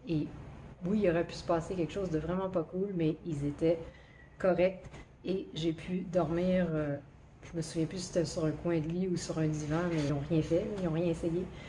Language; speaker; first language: French; native; French